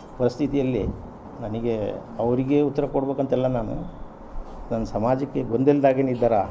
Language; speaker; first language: Kannada; non-native, local second language; Urdu